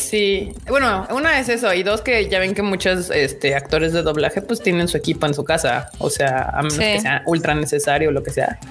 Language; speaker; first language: Spanish; native; Spanish